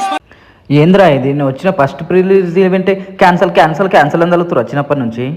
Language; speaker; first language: Telugu; native; Telugu